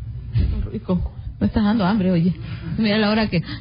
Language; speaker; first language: Spanish; native; Spanish